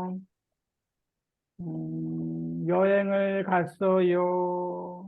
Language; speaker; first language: Korean; native; Korean